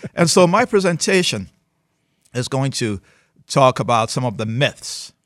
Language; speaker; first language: English; early bilingual, other home language; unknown